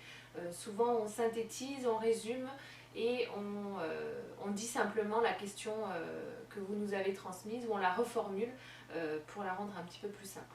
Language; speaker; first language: French; native; French